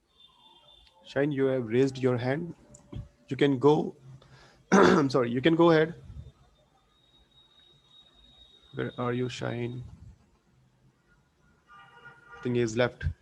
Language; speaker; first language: English; non-native, local second language; Hindi